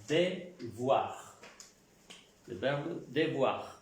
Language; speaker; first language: French; non-native, fluent; Spanish